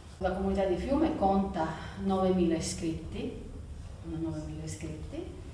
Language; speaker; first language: Italian; early bilingual, heritage; Italian